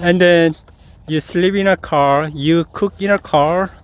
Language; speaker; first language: English; non-native, learner; Korean